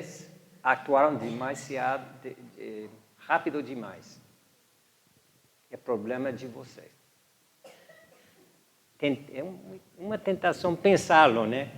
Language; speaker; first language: Portuguese; non-native, fluent; English